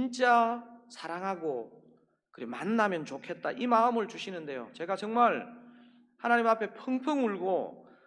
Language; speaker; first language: Korean; native; Korean